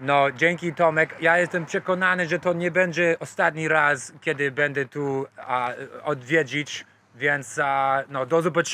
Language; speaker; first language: Polish; non-native, learner; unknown